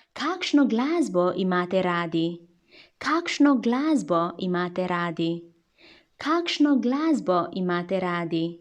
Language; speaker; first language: Slovenian; non-native, fluent; Chinese